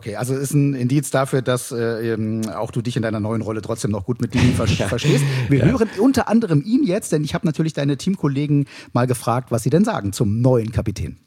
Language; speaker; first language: German; native; German